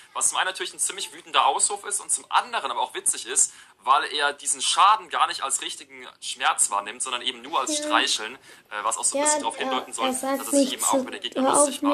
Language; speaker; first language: German; native; German